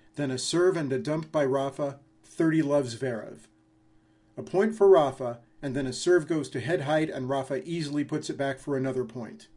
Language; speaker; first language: English; native; English